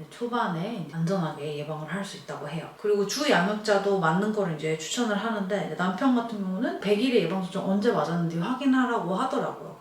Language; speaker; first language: Korean; native; Korean